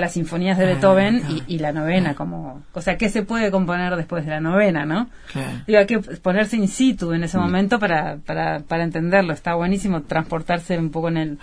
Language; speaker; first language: Spanish; native; Spanish